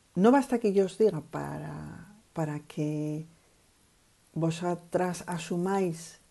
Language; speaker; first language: Spanish; native; Spanish